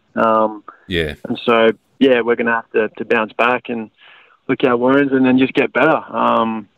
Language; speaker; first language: English; native; English